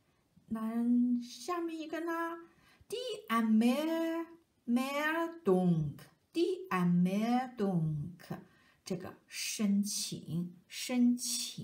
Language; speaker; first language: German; non-native, fluent; Chinese